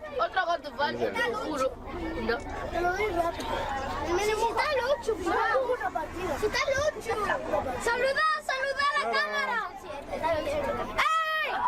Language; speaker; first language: Spanish; non-native, learner; Arabic